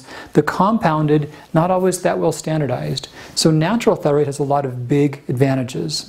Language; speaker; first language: English; native; English